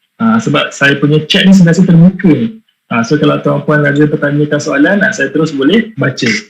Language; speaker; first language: Malay; native; Malay